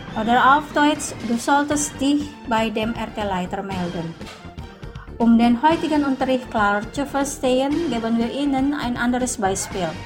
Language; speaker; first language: German; non-native, fluent; Indonesian